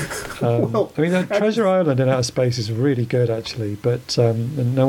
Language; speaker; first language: English; native; English